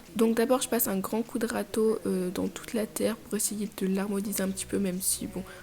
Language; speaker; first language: French; native; French